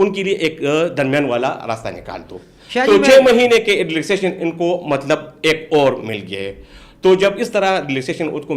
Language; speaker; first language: Urdu; non-native, local second language; Pashto